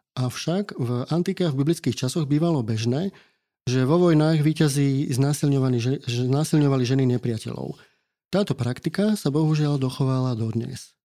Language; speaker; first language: Slovak; native; Slovak